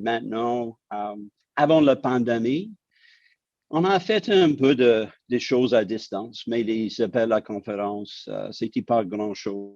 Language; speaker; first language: French; non-native, local second language; English